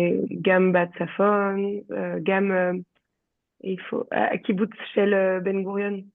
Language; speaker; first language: Hebrew; non-native, learner; French